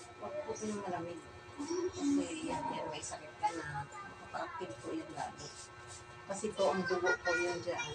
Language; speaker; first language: Filipino; non-native, local second language; Cebuano